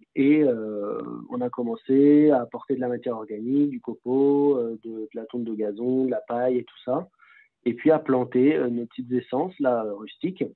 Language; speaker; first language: French; native; French